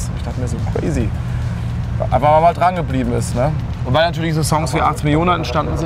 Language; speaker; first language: German; native; German